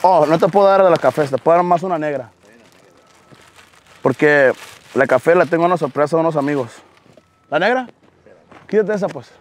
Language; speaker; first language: Spanish; early bilingual, heritage; Spanish